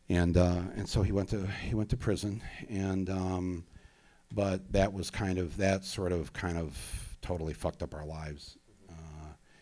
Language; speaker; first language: English; native; English